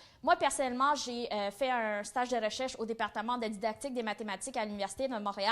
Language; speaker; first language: French; native; French